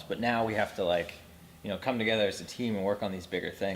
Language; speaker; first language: English; native; English